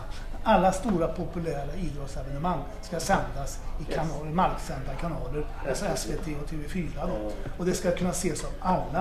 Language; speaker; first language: Swedish; native; Swedish